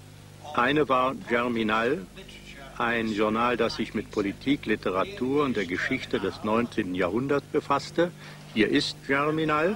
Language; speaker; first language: German; native; German